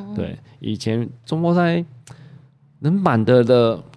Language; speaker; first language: Chinese; native; Chinese